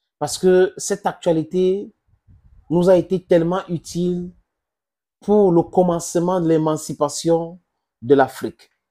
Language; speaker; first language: French; non-native, local second language; English